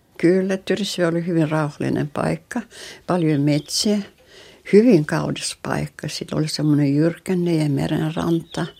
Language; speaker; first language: Finnish; non-native, local second language; Russian